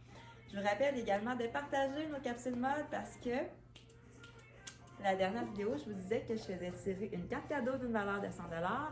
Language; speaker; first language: French; native; French